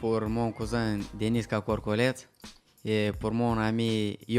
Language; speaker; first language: French; non-native, learner; Romanian